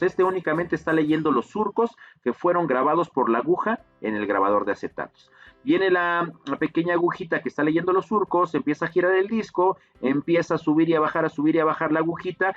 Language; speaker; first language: Spanish; native; Spanish